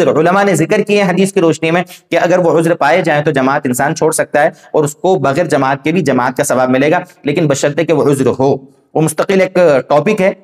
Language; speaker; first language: Hindi; native; Hindi